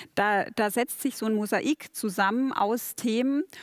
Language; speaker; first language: German; native; German